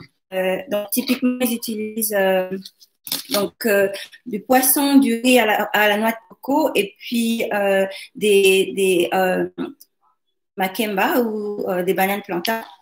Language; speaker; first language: French; non-native, local second language; Lingala